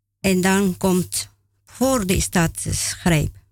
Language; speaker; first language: Dutch; non-native, learner; Spanish